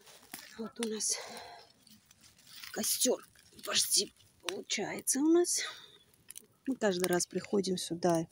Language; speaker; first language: Russian; non-native, learner; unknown